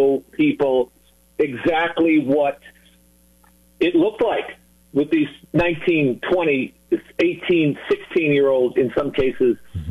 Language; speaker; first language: English; native; English